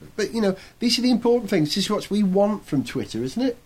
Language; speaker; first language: English; native; English